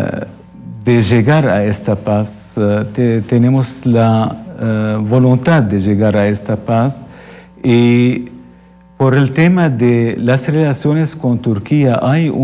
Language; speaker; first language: Spanish; non-native, fluent; Arabic